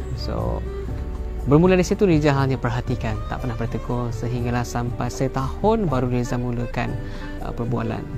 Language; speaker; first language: Malay; native; Malay